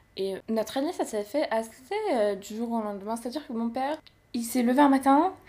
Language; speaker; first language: French; native; French